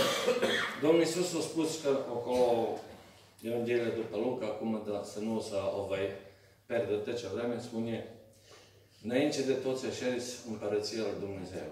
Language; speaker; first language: Romanian; non-native, learner; Serbian